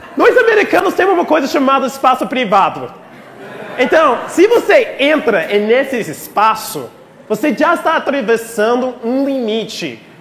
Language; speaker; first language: Portuguese; non-native, fluent; English